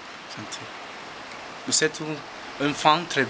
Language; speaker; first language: French; non-native, learner; Spanish